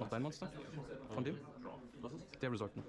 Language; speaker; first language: German; native; German